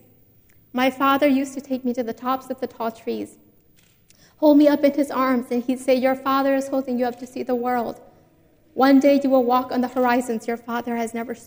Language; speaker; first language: English; native; English